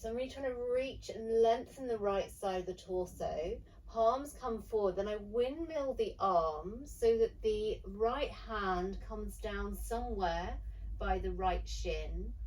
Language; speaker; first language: English; native; English